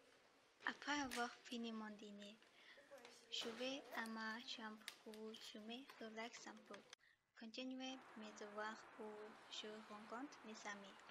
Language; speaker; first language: French; non-native, learner; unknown